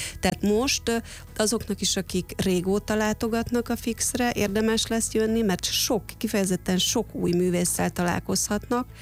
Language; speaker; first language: Hungarian; native; Hungarian